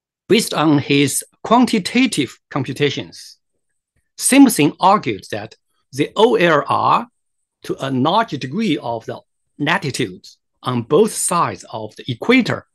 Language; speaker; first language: English; non-native, fluent; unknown